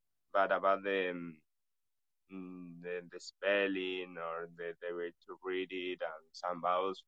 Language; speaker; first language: English; non-native, fluent; Spanish